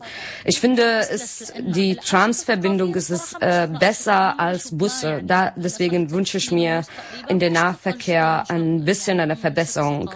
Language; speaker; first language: German; non-native, learner; Arabic